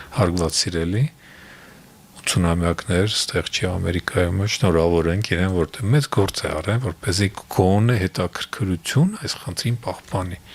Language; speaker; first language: Armenian; native; Armenian